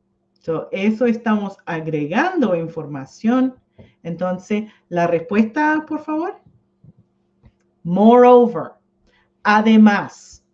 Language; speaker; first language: Spanish; non-native, fluent; English